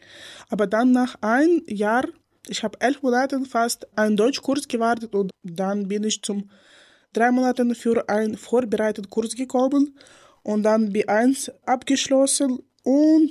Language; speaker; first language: German; non-native, learner; Ukrainian